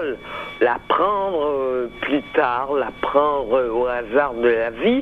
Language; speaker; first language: French; native; French